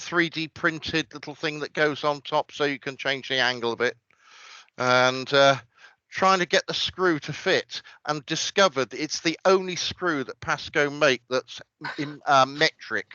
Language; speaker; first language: English; native; English